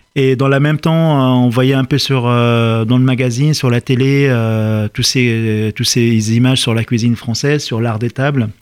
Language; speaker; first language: French; non-native, fluent; Arabic